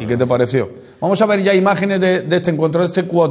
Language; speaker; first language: Spanish; native; Spanish